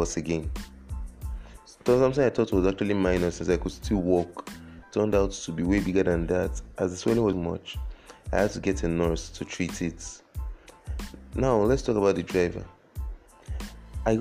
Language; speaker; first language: English; non-native, local second language; Yoruba